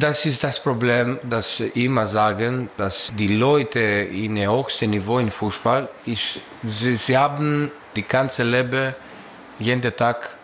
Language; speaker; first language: German; non-native, learner; Greek